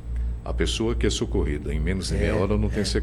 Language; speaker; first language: Portuguese; native; Portuguese